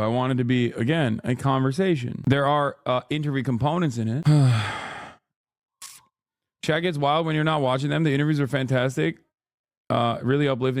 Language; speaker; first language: English; native; English